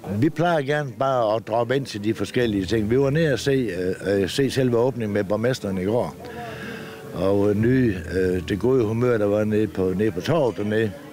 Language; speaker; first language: Danish; native; Danish